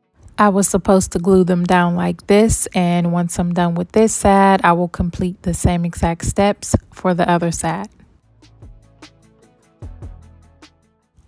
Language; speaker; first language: English; native; English